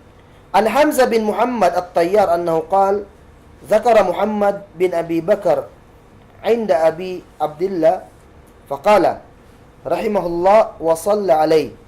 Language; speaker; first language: Arabic; non-native, fluent; Cebuano